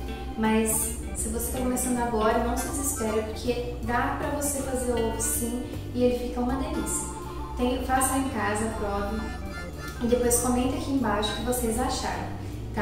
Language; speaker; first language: Portuguese; native; Portuguese